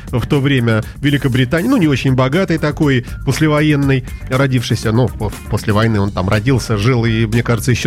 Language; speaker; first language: Russian; native; Russian